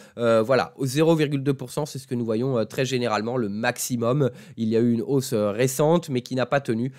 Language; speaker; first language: French; native; French